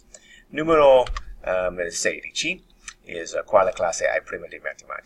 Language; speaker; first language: Italian; non-native, fluent; English